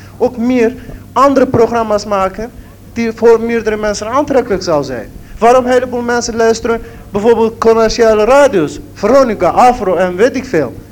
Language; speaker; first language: Dutch; non-native, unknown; Turkish